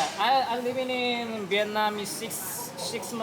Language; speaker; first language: English; non-native, learner; Korean